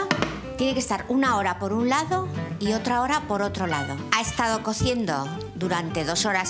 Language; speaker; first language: Spanish; native; Spanish